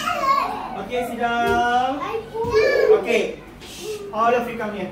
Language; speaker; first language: English; non-native, local second language; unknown